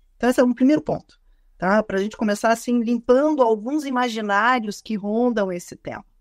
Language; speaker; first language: Portuguese; native; Portuguese